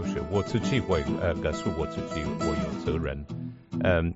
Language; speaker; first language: Chinese; non-native, learner; Italian